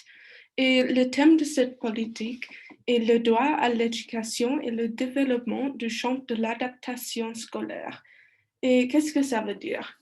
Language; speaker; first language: French; non-native, learner; English